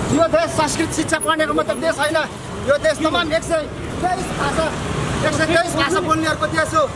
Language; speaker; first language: Nepali; non-native, local second language; Limburgish